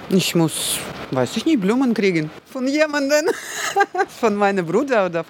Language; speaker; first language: German; non-native, learner; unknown